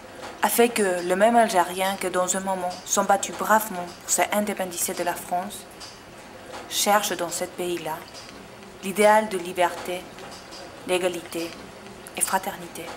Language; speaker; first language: French; non-native, fluent; Spanish